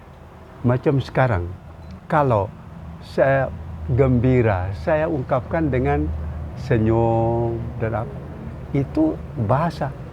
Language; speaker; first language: Indonesian; non-native, local second language; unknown